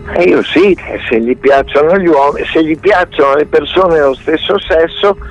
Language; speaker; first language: Italian; native; Italian